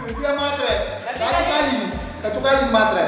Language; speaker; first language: Indonesian; native; Indonesian